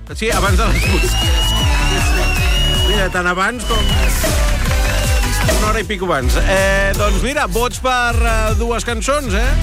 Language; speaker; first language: Catalan; native; Catalan